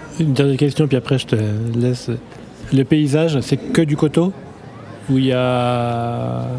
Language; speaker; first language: French; native; French